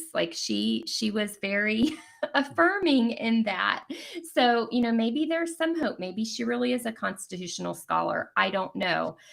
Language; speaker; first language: English; native; English